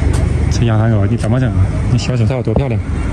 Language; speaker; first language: Chinese; native; Chinese